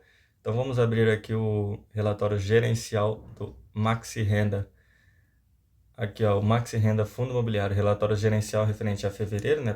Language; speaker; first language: Portuguese; native; Portuguese